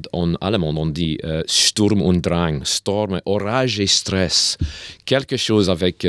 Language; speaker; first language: French; non-native, learner; English